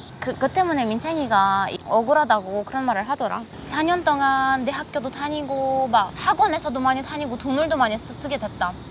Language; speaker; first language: Korean; non-native, fluent; Romanian